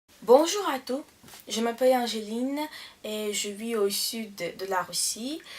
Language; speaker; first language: French; non-native, learner; Russian